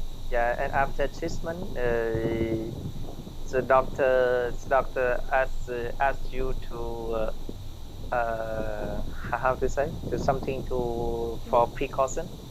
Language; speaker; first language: English; non-native, learner; Vietnamese